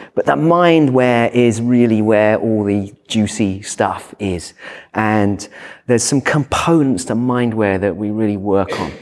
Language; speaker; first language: English; native; English